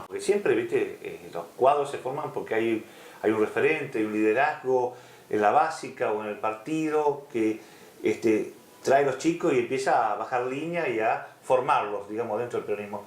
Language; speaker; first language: Spanish; native; Spanish